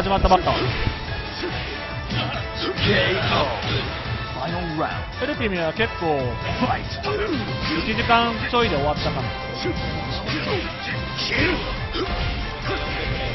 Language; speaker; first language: Japanese; native; Japanese